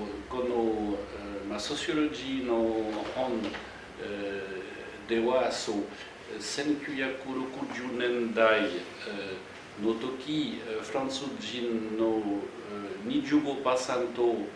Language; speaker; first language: Japanese; non-native, fluent; French